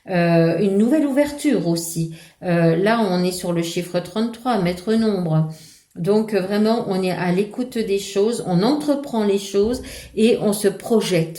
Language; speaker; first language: French; native; French